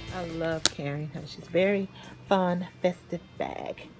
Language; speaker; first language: English; native; English